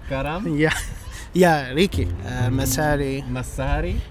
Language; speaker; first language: Dutch; non-native, fluent; Arabic